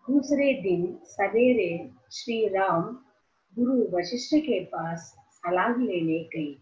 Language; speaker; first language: Hindi; non-native, local second language; Tamil